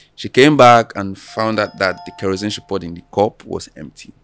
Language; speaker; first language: English; non-native, local second language; Yoruba